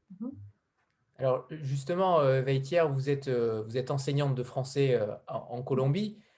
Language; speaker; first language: French; native; French